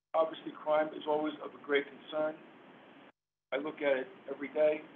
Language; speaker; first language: English; native; English